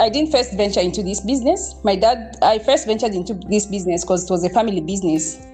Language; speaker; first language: English; non-native, local second language; Bemba